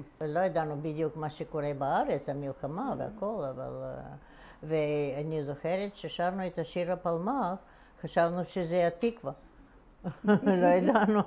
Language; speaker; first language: Hebrew; non-native, fluent; Bulgarian